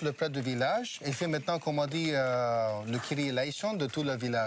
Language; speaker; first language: French; non-native, fluent; Greek